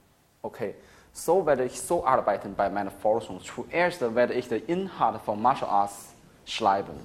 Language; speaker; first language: German; non-native, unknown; Chinese